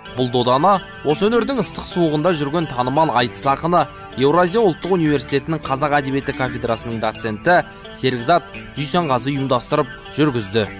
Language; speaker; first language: Kazakh; native; Kazakh